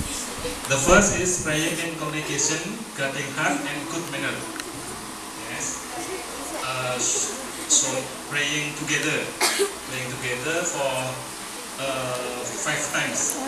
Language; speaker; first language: English; non-native, learner; Indonesian